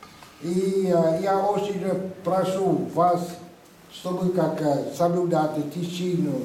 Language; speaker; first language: Russian; non-native, fluent; Vietnamese